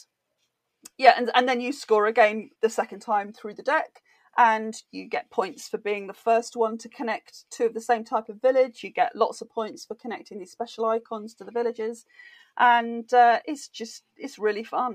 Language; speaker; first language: English; native; English